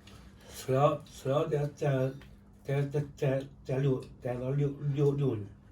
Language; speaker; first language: Chinese; native; Chinese